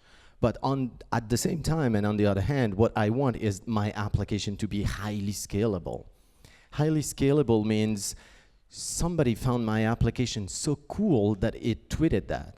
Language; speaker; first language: English; non-native, fluent; French